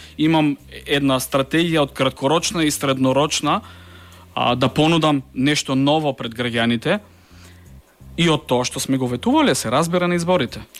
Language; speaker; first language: Macedonian; native; Macedonian